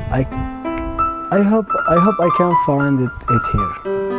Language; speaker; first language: English; non-native, learner; Arabic